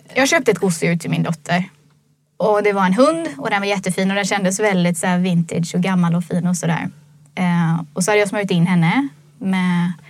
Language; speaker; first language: Swedish; native; Swedish